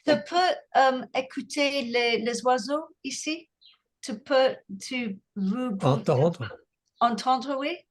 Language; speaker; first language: French; non-native, learner; English